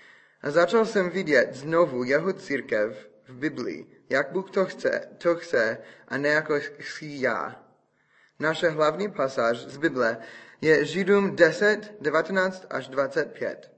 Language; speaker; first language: Czech; non-native, fluent; English